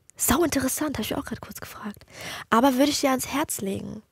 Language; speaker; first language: German; native; German